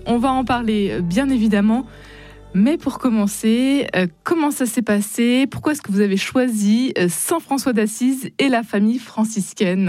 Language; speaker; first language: French; native; French